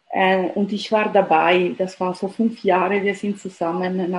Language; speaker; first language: German; non-native, fluent; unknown